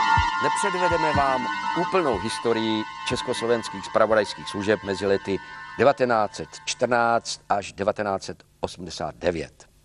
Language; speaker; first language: Czech; native; Czech